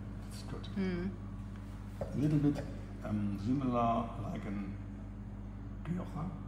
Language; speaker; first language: English; non-native, learner; German